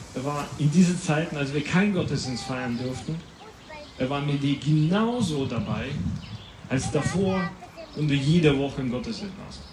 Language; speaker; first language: German; non-native, fluent; Latvian